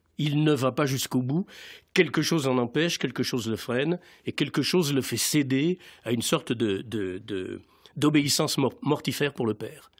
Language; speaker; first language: French; native; French